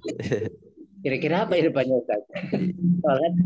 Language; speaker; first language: Indonesian; native; Indonesian